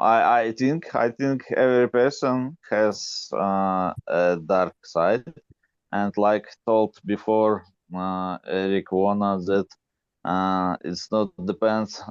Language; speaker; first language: English; non-native, learner; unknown